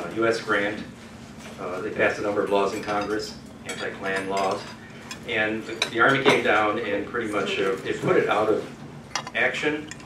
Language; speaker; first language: English; native; English